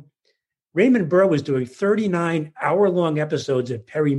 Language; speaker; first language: English; native; English